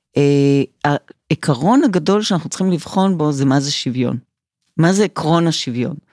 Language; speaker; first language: Hebrew; native; Hebrew